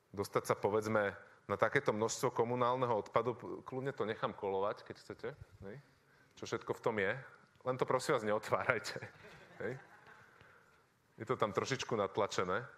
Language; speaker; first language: Slovak; native; Slovak